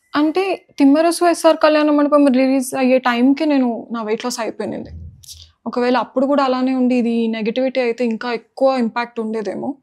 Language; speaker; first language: Telugu; non-native, local second language; Marathi